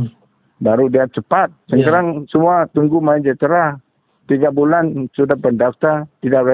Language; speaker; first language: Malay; non-native, local second language; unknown